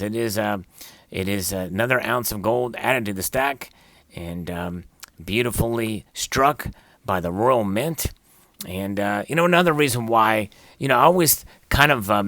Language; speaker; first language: English; native; English